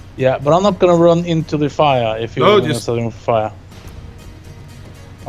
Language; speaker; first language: English; non-native, fluent; Norwegian